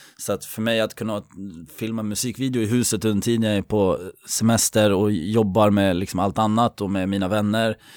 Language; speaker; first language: Swedish; native; Swedish